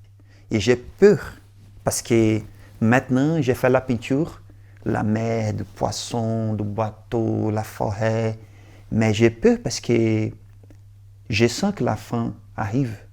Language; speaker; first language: French; non-native, learner; Portuguese